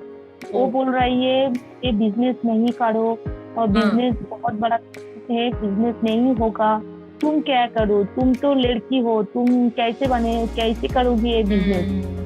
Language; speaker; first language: Hindi; non-native, local second language; Bangla